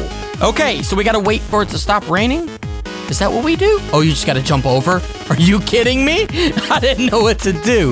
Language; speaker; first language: English; native; English